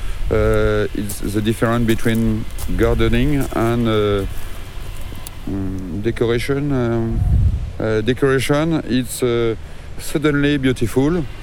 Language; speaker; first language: English; non-native, learner; French